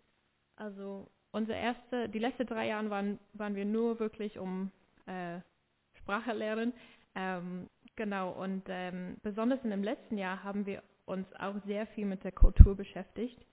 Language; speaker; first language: German; non-native, fluent; English